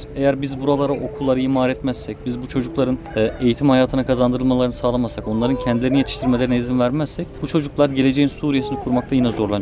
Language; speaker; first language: Turkish; native; Turkish